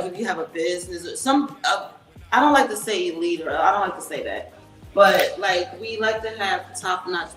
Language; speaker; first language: English; native; English